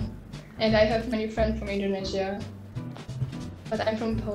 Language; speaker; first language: English; non-native, learner; Polish